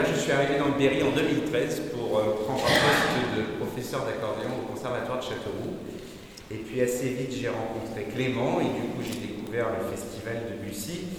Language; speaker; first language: French; native; French